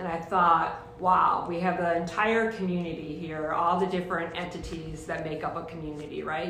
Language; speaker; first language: English; native; English